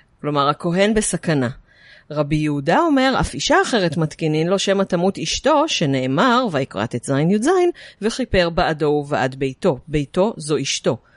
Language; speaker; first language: Hebrew; native; Hebrew